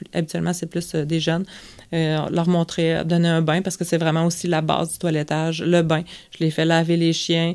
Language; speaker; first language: French; native; French